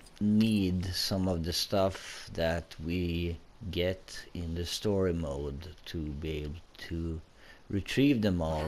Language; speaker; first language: English; non-native, fluent; Swedish